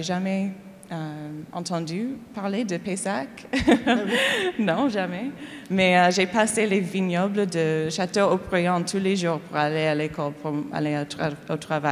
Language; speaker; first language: French; non-native, learner; English